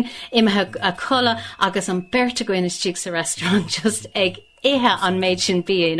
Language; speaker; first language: Irish; non-native, local second language; English